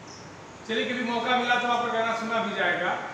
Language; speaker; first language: Hindi; native; Hindi